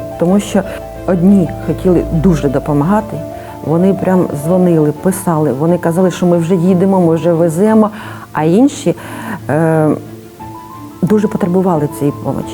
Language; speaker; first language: Ukrainian; native; Ukrainian